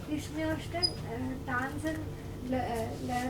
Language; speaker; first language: German; non-native, learner; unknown